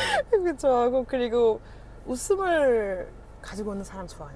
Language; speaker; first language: Korean; non-native, fluent; Turkish